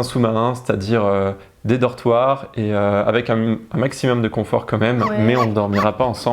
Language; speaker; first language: French; native; French